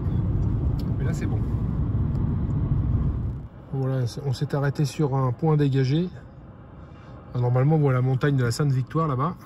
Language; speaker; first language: French; native; French